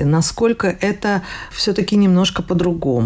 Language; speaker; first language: Russian; native; Russian